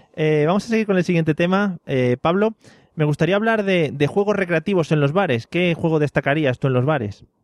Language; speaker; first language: Spanish; native; Spanish